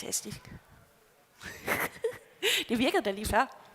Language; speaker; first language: Danish; native; Danish